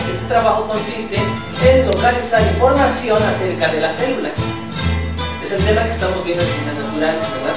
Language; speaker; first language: Spanish; native; Spanish